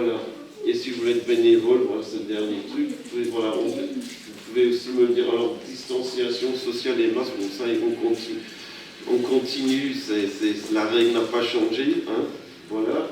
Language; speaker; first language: French; native; French